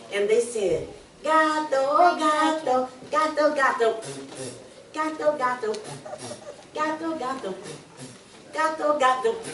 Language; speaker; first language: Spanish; non-native, learner; English